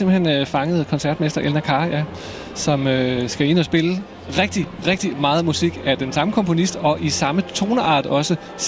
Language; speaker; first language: Danish; native; Danish